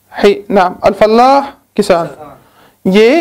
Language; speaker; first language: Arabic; non-native, fluent; Urdu